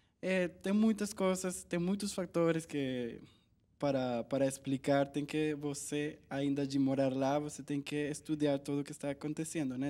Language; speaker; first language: Portuguese; non-native, learner; Spanish